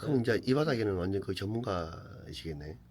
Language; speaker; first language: Korean; native; Korean